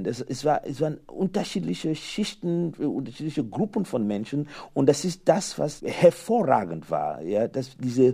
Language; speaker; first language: German; non-native, fluent; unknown